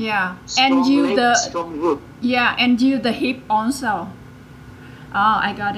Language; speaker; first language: English; non-native, learner; Vietnamese